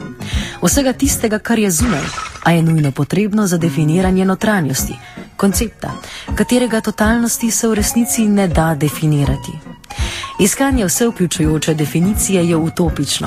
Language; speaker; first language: Slovenian; native; Slovenian